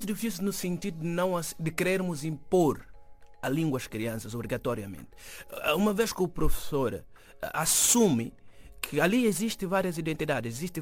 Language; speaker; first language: Portuguese; non-native, fluent; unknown